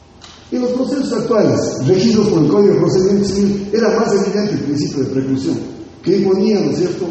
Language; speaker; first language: Spanish; native; Spanish